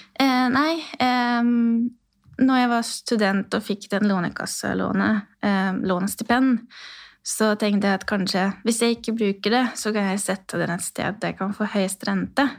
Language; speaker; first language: Norwegian; non-native, fluent; Hungarian